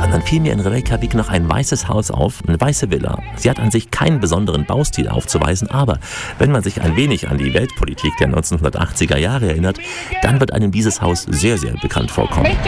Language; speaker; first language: German; native; German